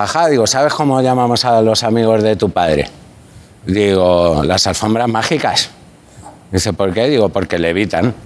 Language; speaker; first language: Spanish; native; Spanish